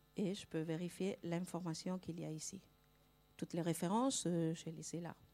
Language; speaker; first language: French; non-native, fluent; Spanish